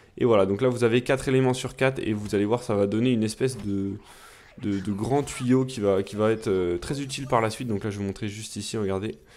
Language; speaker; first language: French; native; French